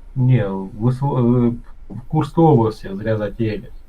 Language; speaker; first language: Russian; native; Russian